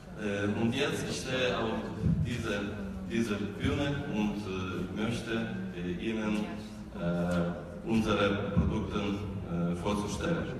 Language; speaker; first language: German; non-native, learner; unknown